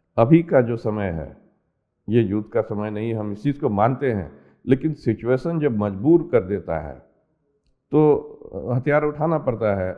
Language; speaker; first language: Hindi; native; Hindi